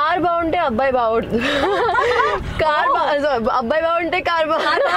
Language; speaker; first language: Telugu; non-native, local second language; Hindi